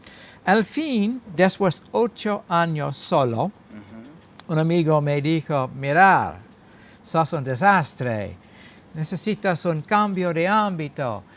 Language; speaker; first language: Spanish; non-native, learner; English